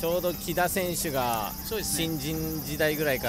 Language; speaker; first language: Japanese; native; Japanese